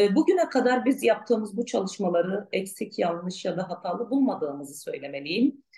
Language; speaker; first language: Turkish; non-native, local second language; Arabic